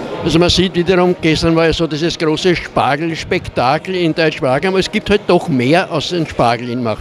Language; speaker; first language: German; native; German